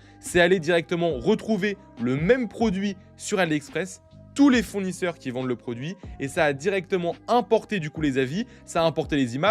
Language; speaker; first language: French; native; French